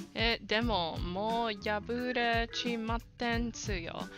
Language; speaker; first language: Japanese; non-native, learner; English